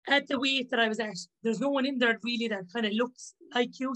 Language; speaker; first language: English; native; English